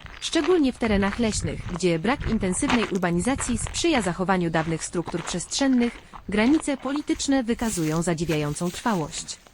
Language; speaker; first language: Polish; native; Polish